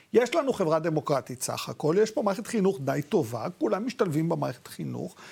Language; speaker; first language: Hebrew; native; Hebrew